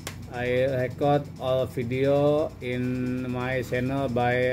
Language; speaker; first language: English; non-native, learner; Indonesian